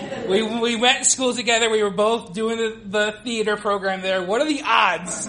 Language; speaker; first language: English; native; English